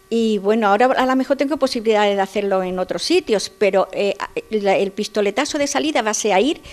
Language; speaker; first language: Spanish; native; Spanish